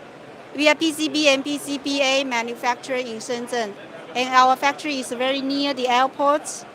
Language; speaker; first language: English; non-native, local second language; Chinese